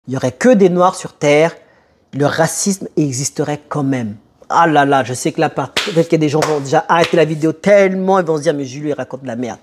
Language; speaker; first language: French; early bilingual, other home language; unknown